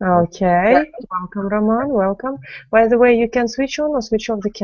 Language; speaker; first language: English; non-native, fluent; Russian